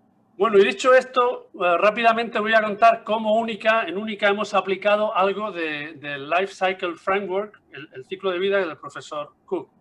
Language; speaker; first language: Spanish; native; Spanish